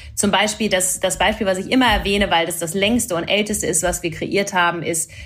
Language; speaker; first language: German; non-native, fluent; English